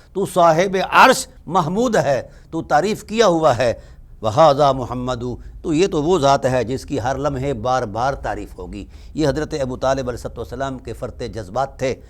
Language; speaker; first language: Urdu; non-native, local second language; Punjabi